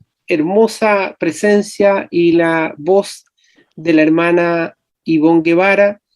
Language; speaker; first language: Spanish; native; Spanish